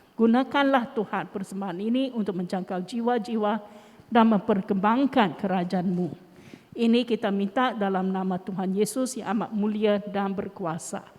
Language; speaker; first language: Malay; non-native, local second language; Chinese